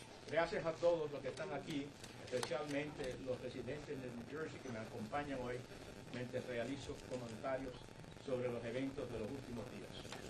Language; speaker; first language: Spanish; early bilingual, heritage; Spanish